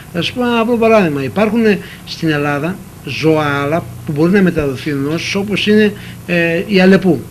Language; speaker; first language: Greek; native; Greek